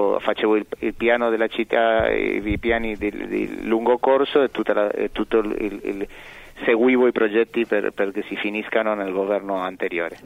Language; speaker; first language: Italian; early bilingual, heritage; Italian